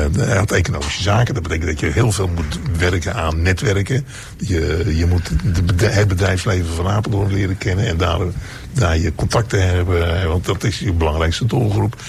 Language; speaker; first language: Dutch; native; Dutch